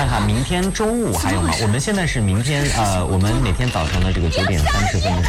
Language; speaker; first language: Chinese; native; Chinese